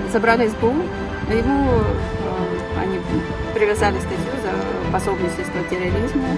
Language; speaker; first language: Russian; native; Russian